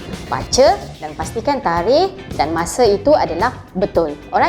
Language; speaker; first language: Malay; native; Malay